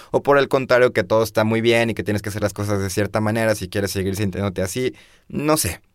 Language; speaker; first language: Spanish; native; Spanish